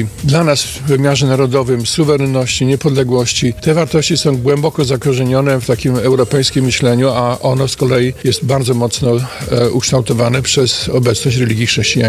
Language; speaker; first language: Polish; native; Polish